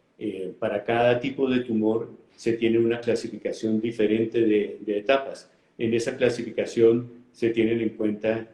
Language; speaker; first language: Spanish; native; Spanish